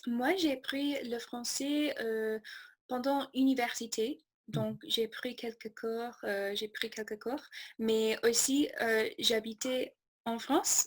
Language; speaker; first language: French; non-native, fluent; English